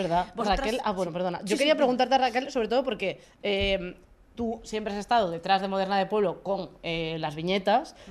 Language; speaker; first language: Spanish; native; Spanish